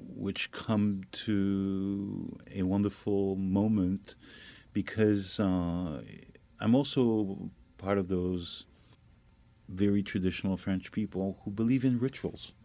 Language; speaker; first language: English; non-native, fluent; French